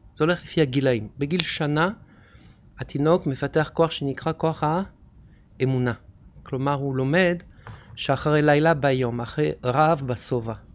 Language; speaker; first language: Hebrew; non-native, fluent; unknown